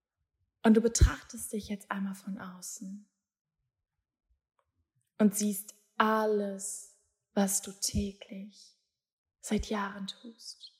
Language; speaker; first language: German; native; German